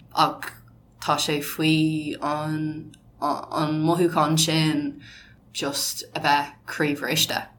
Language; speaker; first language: Irish; non-native, local second language; English